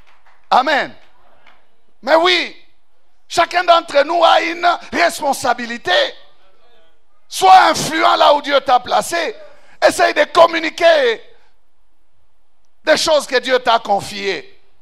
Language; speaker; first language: French; non-native, local second language; Swahili